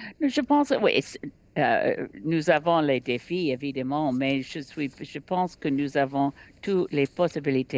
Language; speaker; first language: French; non-native, learner; English